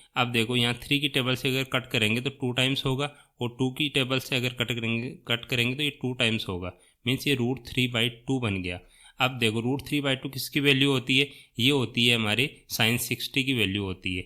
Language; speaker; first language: Hindi; native; Hindi